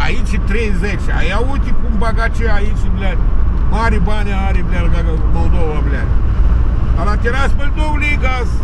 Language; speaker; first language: Romanian; non-native, local second language; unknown